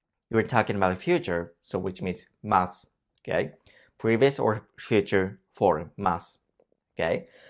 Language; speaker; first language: English; non-native, fluent; Japanese